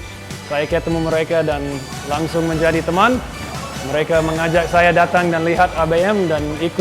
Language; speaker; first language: Indonesian; non-native, fluent; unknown